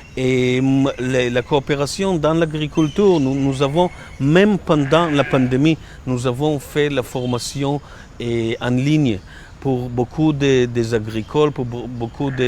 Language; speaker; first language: French; non-native, learner; Hebrew